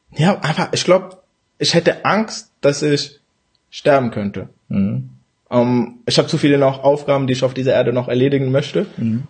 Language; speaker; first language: German; early bilingual, other home language; Urdu